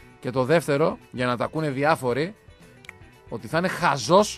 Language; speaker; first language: Greek; native; Greek